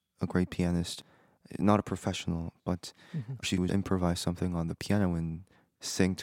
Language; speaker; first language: English; non-native, fluent; Korean